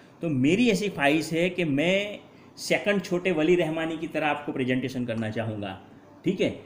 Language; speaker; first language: Hindi; non-native, local second language; Gujarati